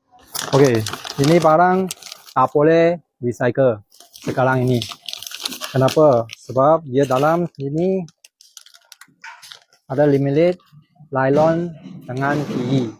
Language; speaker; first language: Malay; non-native, local second language; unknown